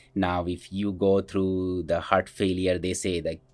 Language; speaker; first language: English; non-native, local second language; Hindi